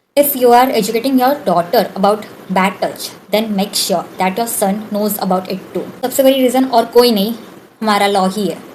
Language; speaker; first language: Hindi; non-native, local second language; Bangla